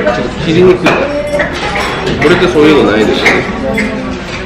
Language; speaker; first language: Japanese; non-native, fluent; Korean